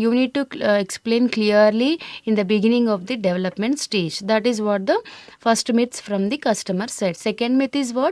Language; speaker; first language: English; non-native, local second language; Telugu